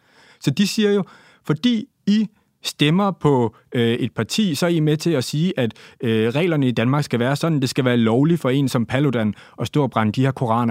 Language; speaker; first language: Danish; native; Danish